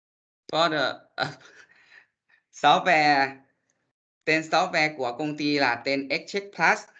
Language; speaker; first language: Vietnamese; non-native, learner; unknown